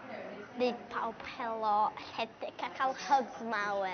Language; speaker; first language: Welsh; early bilingual, other home language; Ukrainian